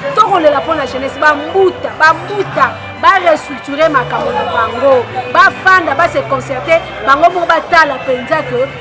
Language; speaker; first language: Lingala; non-native, local second language; Kongo